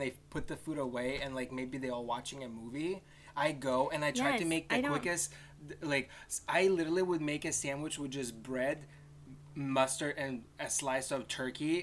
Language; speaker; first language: English; non-native, fluent; Lithuanian